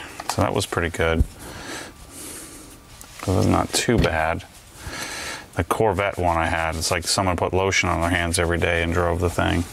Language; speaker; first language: English; native; English